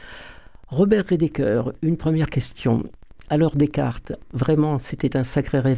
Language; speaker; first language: French; native; French